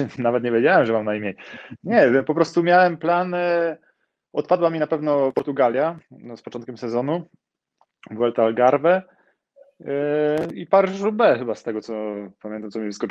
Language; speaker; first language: Polish; native; Polish